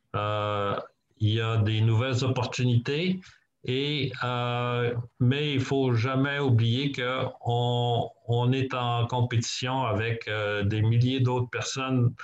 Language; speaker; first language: French; native; French